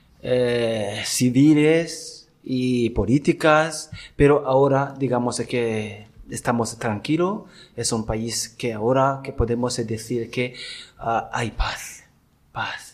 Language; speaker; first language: Spanish; non-native, learner; Rundi